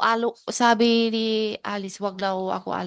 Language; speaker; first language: Filipino; non-native, learner; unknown